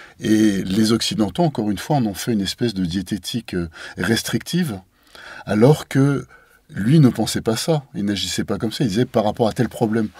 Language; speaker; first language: French; native; French